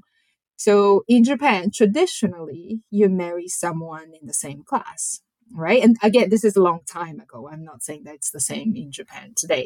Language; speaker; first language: English; non-native, fluent; Japanese